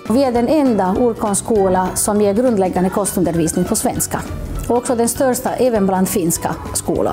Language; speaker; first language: Swedish; non-native, local second language; Finnish